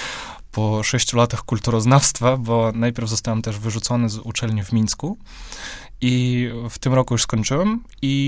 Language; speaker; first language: Polish; non-native, fluent; Russian